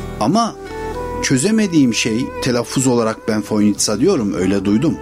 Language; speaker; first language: Turkish; native; Turkish